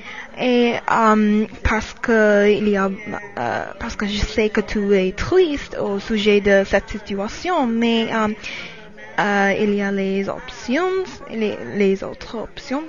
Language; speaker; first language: French; non-native, learner; English